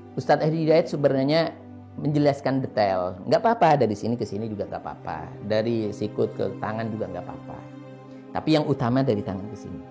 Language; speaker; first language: Indonesian; non-native, local second language; Madurese